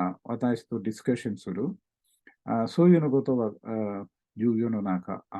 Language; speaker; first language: Japanese; non-native, learner; Malayalam